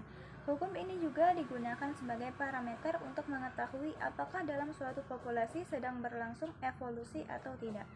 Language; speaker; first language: Indonesian; native; Indonesian